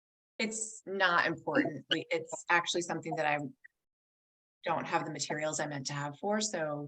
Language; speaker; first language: English; native; English